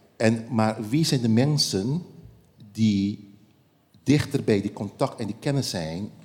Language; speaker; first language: Dutch; non-native, local second language; Papiamento